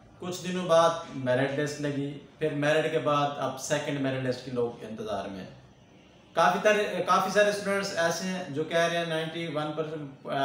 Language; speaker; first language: Urdu; non-native, local second language; Punjabi